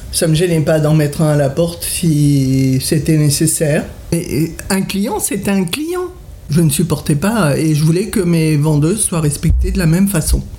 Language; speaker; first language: French; early bilingual, other home language; Italian